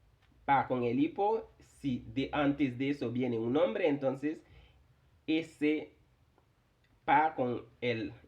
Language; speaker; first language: Spanish; non-native, fluent; Haitian Creole